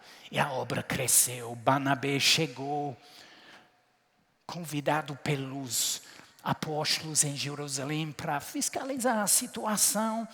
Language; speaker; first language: Portuguese; non-native, fluent; English